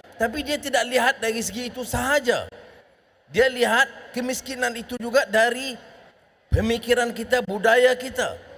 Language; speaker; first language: Malay; native; Malay